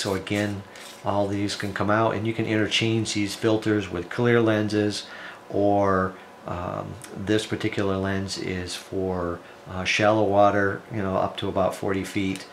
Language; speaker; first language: English; native; English